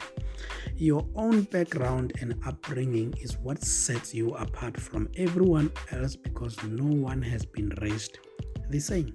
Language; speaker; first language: English; non-native, local second language; Northern Sotho